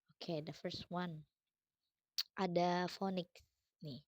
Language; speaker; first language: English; non-native, fluent; Indonesian